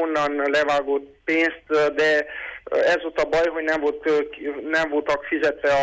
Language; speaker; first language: Hungarian; non-native, local second language; Romanian